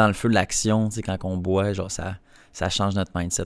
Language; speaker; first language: French; native; French